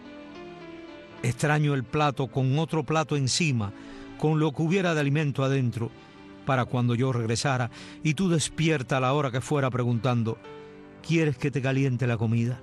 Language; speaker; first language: Spanish; native; Spanish